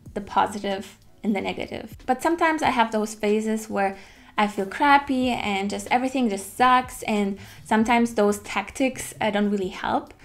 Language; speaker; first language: English; non-native, fluent; German